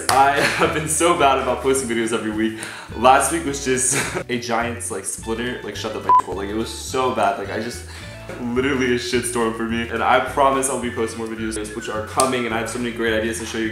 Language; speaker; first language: English; native; English